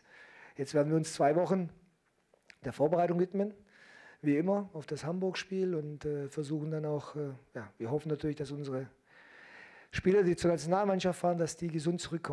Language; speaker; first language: German; native; German